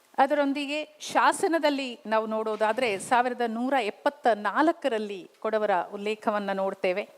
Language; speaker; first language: Kannada; non-native, local second language; Kodava